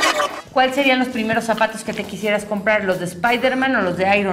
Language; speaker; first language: Spanish; native; Spanish